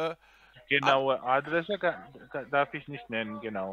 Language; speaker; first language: German; non-native, learner; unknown